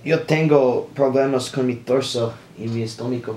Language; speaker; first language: Spanish; non-native, learner; English